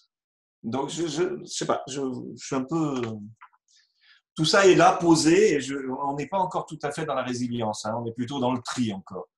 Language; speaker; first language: French; native; French